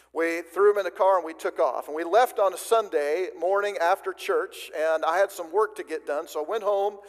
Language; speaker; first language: English; native; English